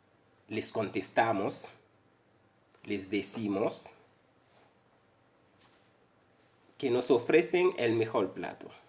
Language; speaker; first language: Spanish; non-native, fluent; Haitian Creole